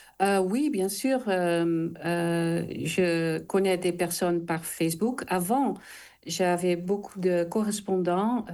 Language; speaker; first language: French; non-native, fluent; Dutch